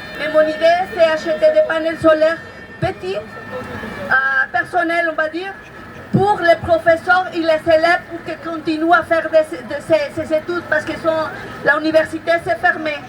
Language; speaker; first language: French; non-native, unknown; Spanish